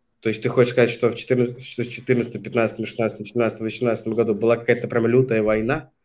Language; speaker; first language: Russian; native; Russian